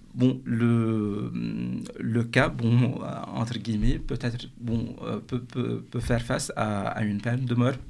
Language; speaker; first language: French; non-native, fluent; Arabic